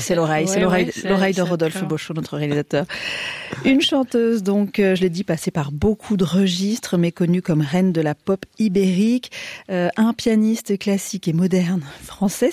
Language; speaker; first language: French; native; French